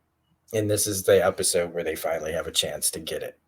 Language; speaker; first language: English; native; English